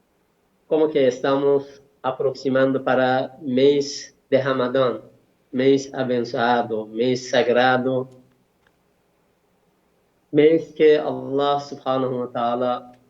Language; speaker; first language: Portuguese; non-native, learner; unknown